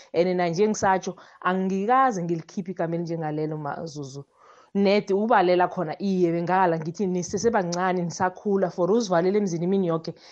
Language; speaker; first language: Zulu; non-native, local second language; South Ndebele